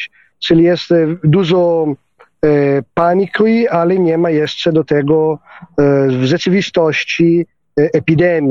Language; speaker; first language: Polish; non-native, fluent; Italian